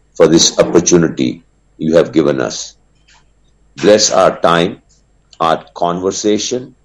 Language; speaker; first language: English; non-native, local second language; Punjabi